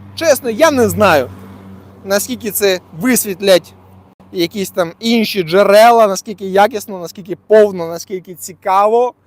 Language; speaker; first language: Ukrainian; non-native, local second language; Russian